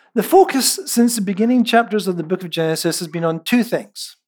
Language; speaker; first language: English; non-native, local second language; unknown